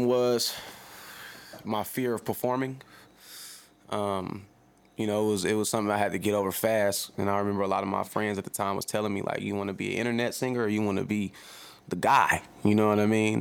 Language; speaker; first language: English; native; English